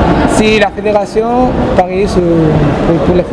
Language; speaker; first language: French; non-native, fluent; Spanish